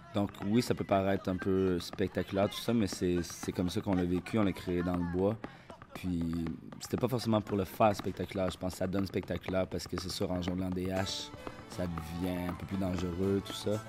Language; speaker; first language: French; native; French